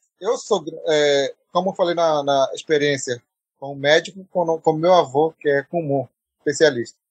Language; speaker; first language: Portuguese; non-native, local second language; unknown